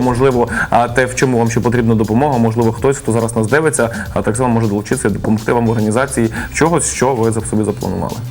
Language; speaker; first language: Ukrainian; native; Ukrainian